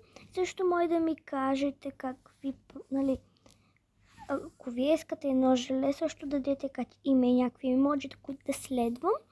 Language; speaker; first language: Bulgarian; early bilingual, heritage; Bulgarian